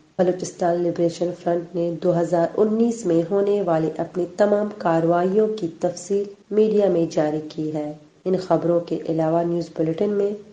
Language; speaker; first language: Urdu; non-native, local second language; Baluchi